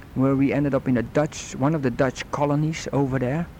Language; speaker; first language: English; non-native, fluent; Dutch